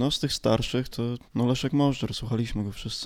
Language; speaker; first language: Polish; native; Polish